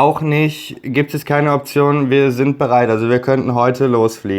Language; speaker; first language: German; native; German